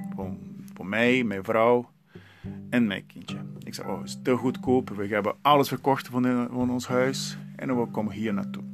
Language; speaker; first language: Dutch; non-native, learner; Portuguese